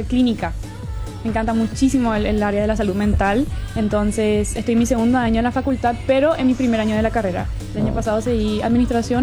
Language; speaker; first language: Spanish; non-native, fluent; German